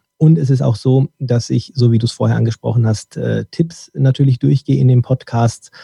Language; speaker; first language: German; early bilingual, other home language; Turkish